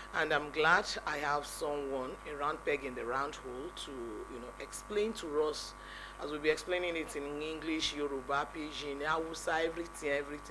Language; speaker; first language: English; non-native, local second language; Yoruba